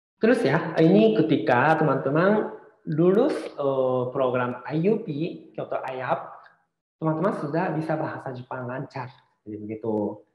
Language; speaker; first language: Indonesian; non-native, fluent; Japanese